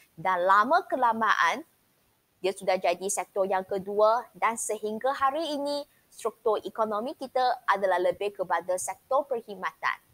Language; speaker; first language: Malay; non-native, local second language; Chinese